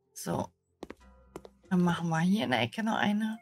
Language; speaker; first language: German; native; German